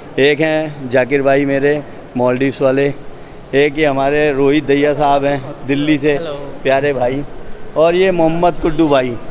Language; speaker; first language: Hindi; native; Hindi